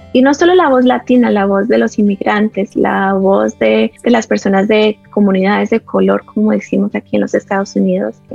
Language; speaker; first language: Spanish; early bilingual, heritage; Spanish